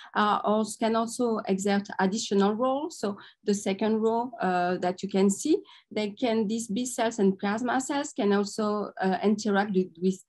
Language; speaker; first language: English; non-native, fluent; French